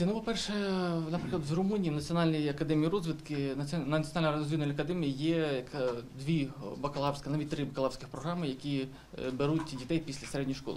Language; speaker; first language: Ukrainian; native; Ukrainian